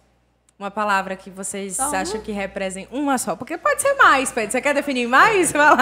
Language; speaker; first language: Portuguese; native; Portuguese